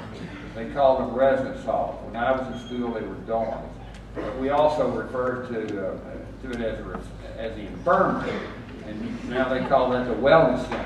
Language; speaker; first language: English; native; English